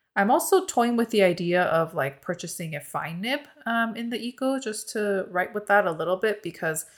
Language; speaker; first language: English; early bilingual, other home language; Korean